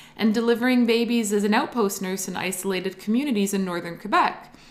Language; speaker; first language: English; native; English